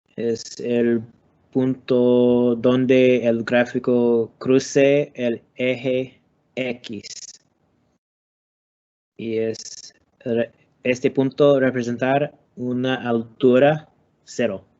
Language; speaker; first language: Spanish; non-native, learner; English